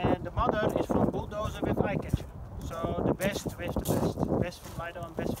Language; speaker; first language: English; non-native, fluent; Dutch